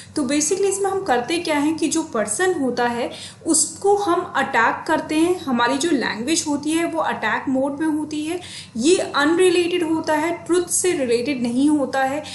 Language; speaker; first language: Hindi; native; Hindi